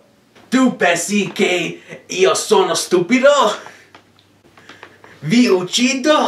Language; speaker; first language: Italian; non-native, learner; English